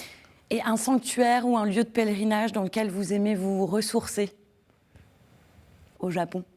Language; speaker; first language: French; native; French